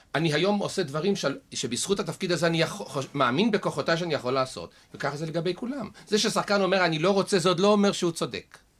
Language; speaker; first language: Hebrew; native; Hebrew